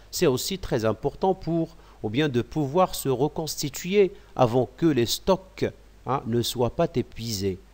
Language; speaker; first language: French; non-native, local second language; Arabic